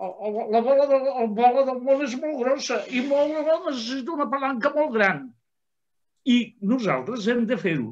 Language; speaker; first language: Catalan; native; Catalan